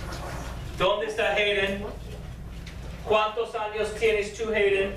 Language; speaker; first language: Spanish; non-native, fluent; English